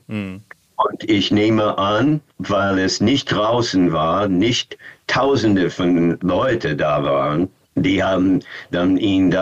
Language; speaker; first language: German; non-native, fluent; English